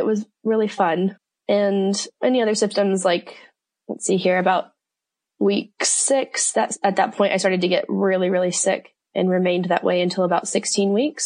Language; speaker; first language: English; native; English